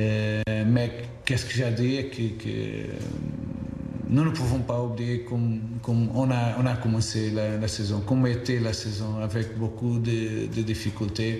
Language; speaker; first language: French; non-native, fluent; Portuguese